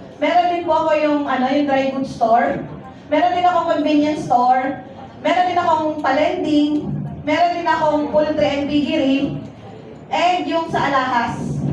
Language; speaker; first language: Filipino; native; Filipino